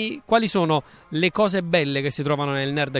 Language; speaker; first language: Italian; native; Italian